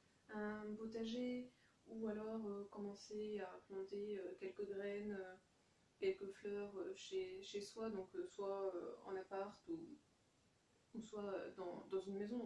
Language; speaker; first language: French; native; French